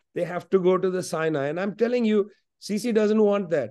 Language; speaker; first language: English; non-native, local second language; Punjabi